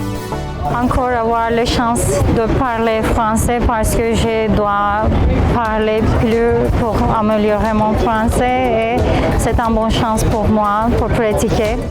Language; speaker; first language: French; non-native, learner; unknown